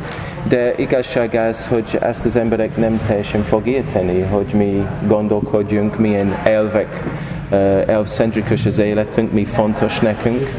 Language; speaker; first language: Hungarian; non-native, learner; English